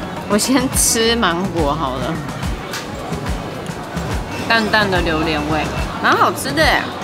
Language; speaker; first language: Chinese; native; Chinese